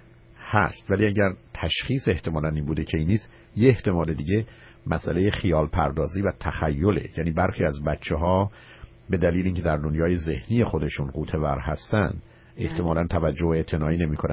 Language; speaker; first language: Persian; native; Persian